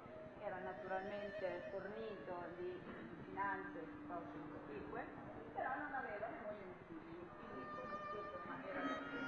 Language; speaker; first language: Italian; native; Italian